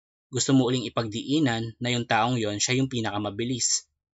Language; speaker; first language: Filipino; native; Filipino